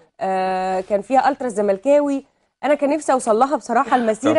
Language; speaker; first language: Arabic; native; Arabic